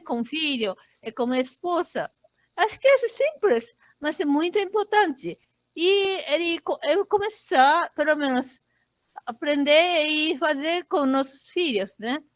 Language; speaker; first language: Portuguese; non-native, learner; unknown